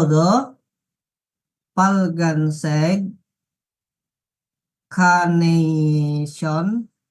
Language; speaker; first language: Korean; non-native, learner; Indonesian